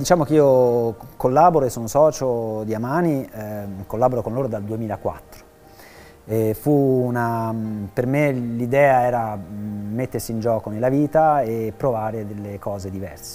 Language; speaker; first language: Italian; native; Italian